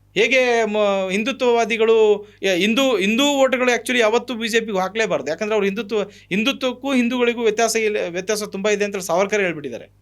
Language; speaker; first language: Kannada; native; Kannada